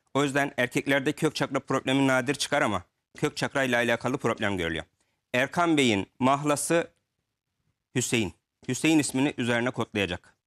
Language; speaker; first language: Turkish; native; Turkish